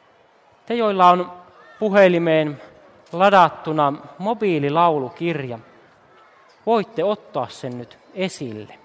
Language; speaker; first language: Finnish; native; Finnish